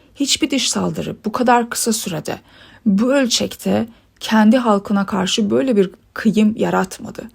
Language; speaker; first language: Turkish; early bilingual, other home language; Persian